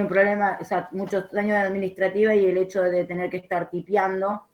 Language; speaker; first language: Spanish; native; Spanish